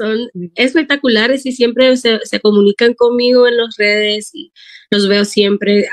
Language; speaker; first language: Spanish; early bilingual, heritage; Spanish